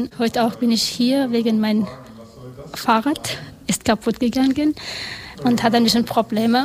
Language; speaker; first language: German; non-native, learner; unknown